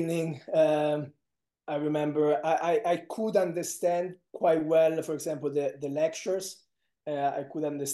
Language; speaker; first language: English; non-native, fluent; Italian